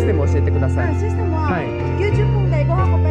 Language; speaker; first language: Japanese; non-native, fluent; Filipino